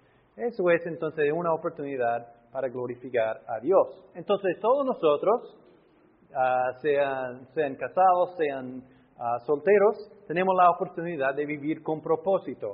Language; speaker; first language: Spanish; non-native, fluent; English